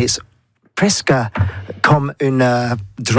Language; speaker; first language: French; non-native, learner; English